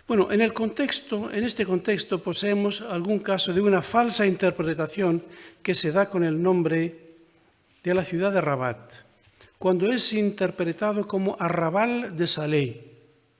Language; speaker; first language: Spanish; non-native, fluent; Arabic